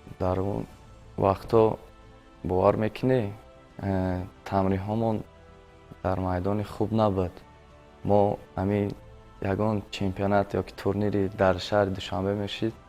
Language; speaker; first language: Tajik; native; Tajik